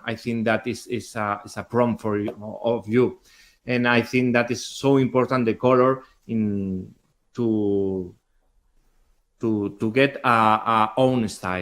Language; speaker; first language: English; non-native, learner; Spanish